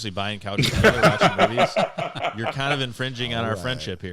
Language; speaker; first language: English; native; English